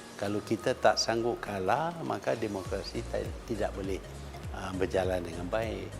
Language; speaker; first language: Malay; native; Malay